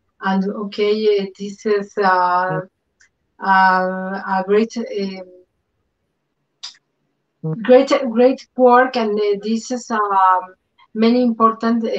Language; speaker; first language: English; non-native, learner; Spanish